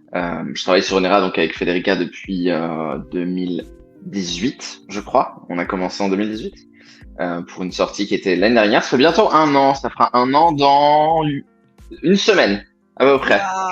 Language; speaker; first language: French; native; French